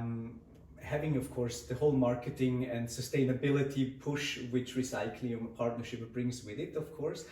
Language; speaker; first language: English; non-native, fluent; Swiss German